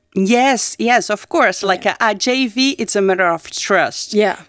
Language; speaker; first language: English; non-native, fluent; Portuguese